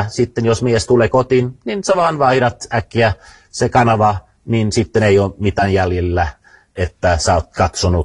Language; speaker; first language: Finnish; non-native, fluent; Swedish